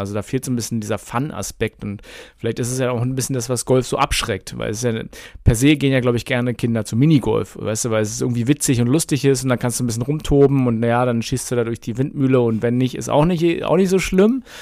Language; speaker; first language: German; native; German